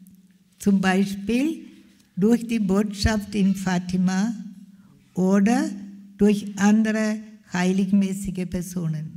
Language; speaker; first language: German; non-native, fluent; Malayalam